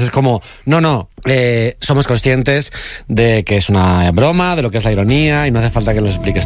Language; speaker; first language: Spanish; native; Spanish